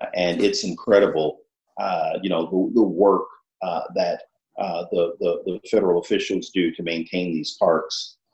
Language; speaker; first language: English; native; English